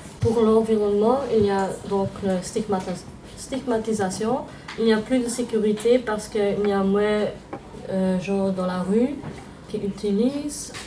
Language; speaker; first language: French; non-native, local second language; Dutch